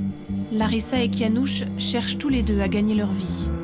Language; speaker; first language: French; native; French